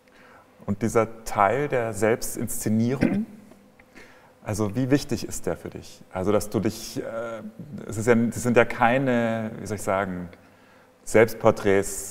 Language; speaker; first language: German; native; German